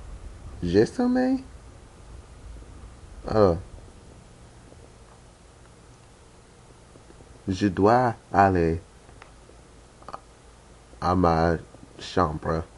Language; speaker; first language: French; non-native, learner; English